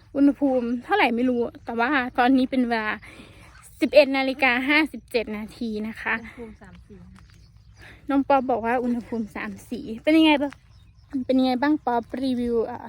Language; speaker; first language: Thai; native; Thai